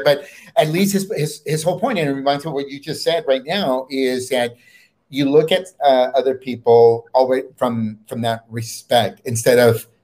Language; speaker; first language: English; native; English